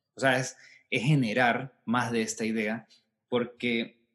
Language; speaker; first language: Spanish; native; Spanish